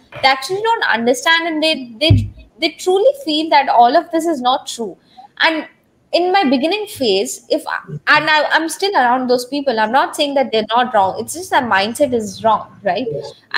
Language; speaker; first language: English; non-native, local second language; Hindi